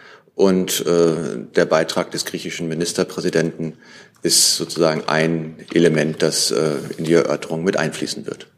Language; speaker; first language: German; native; German